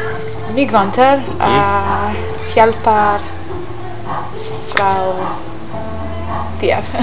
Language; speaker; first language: Icelandic; non-native, learner; English